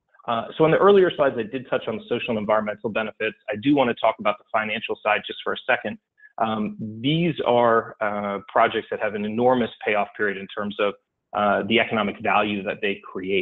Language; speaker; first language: English; native; English